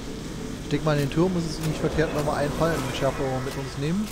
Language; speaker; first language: German; native; German